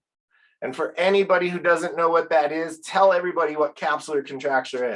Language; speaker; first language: English; native; English